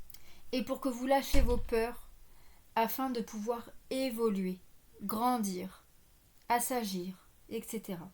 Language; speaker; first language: French; native; French